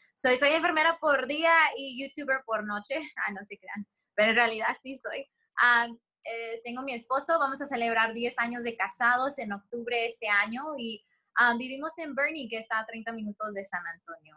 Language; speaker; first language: Spanish; early bilingual, heritage; Spanish